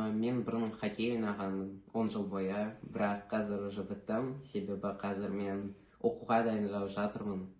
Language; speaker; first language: Kazakh; non-native, local second language; Russian